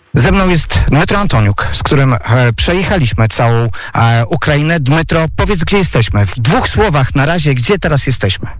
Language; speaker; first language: Polish; native; Polish